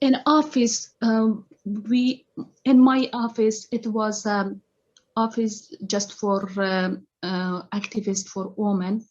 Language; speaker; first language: English; non-native, learner; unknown